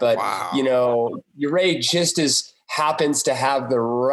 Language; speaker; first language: English; native; English